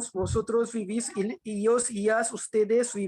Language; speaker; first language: Spanish; non-native, learner; Hindi